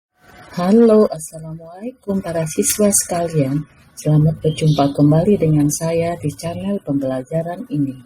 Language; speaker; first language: Indonesian; native; Indonesian